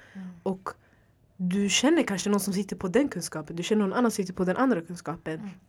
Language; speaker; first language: Swedish; early bilingual, other home language; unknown